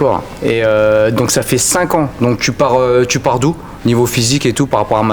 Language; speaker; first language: French; native; French